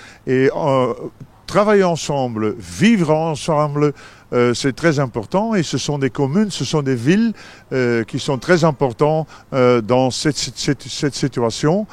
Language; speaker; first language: French; non-native, local second language; Dutch